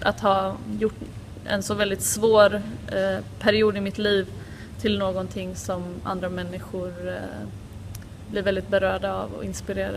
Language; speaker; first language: Swedish; native; Swedish